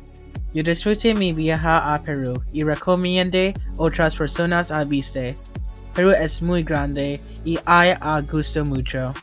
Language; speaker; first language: Spanish; non-native, learner; English